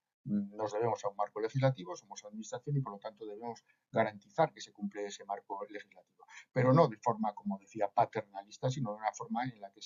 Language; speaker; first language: Spanish; native; Spanish